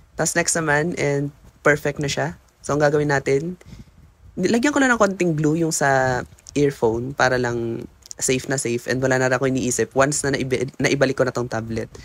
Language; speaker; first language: Filipino; native; Filipino